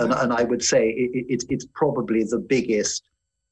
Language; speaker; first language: English; native; English